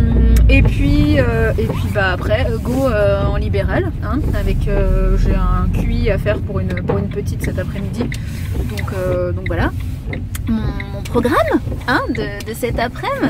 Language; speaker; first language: French; native; French